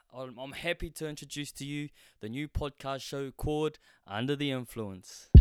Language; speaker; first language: English; native; English